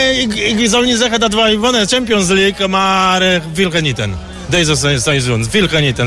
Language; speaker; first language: Dutch; non-native, learner; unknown